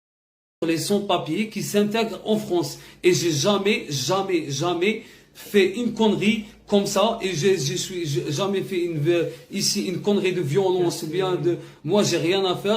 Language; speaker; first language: French; non-native, learner; Arabic